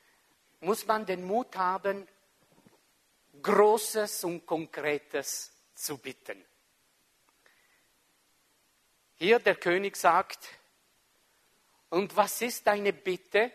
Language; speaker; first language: German; non-native, local second language; French